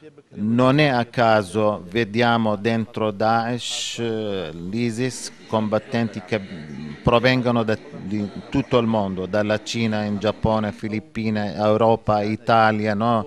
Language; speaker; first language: Italian; non-native, fluent; Kurdish